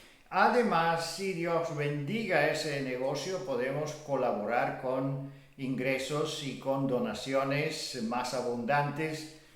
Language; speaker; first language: Spanish; non-native, fluent; Bulgarian